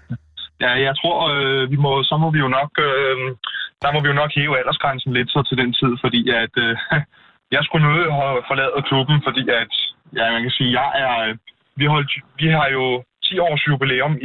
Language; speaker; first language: Danish; native; Danish